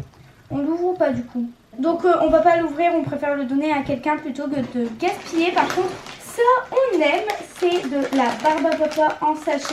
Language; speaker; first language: French; native; French